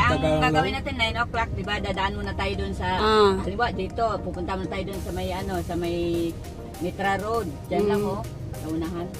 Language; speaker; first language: Filipino; non-native, local second language; Cebuano